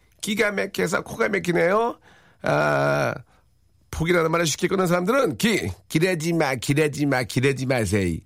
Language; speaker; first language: Korean; native; Korean